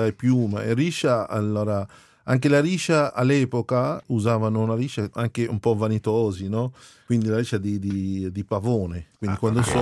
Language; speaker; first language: Italian; non-native, fluent; Arabic